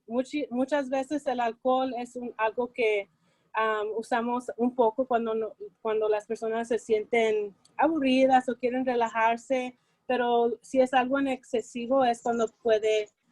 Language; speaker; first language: Spanish; early bilingual, heritage; Spanish